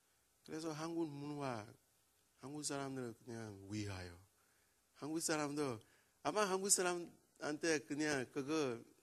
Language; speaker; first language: Korean; non-native, learner; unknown